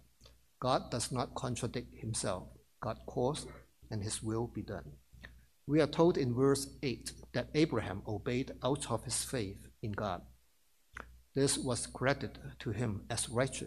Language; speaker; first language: English; non-native, local second language; Cantonese